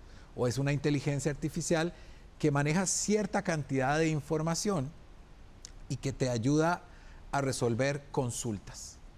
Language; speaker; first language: Spanish; native; Spanish